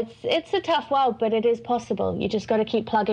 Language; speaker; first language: English; native; English